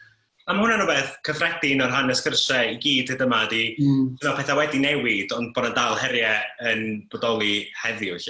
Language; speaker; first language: Welsh; native; Welsh